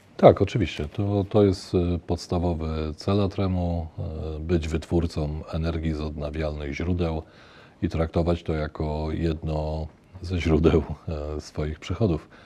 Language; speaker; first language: Polish; native; Polish